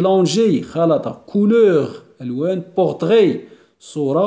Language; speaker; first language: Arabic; native; Arabic